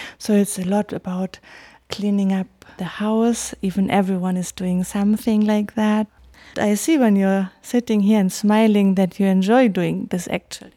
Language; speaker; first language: English; non-native, fluent; German